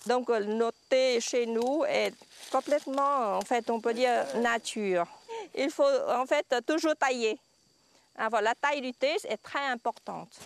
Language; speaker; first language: French; non-native, fluent; Vietnamese